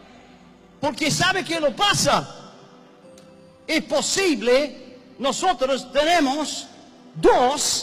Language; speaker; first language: Spanish; non-native, learner; English